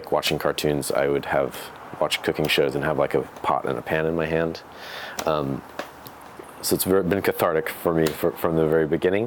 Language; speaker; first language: English; native; English